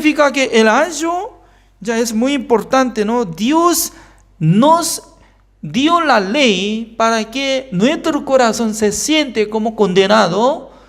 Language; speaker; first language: Spanish; non-native, fluent; Korean